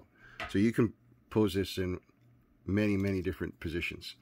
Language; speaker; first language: English; native; English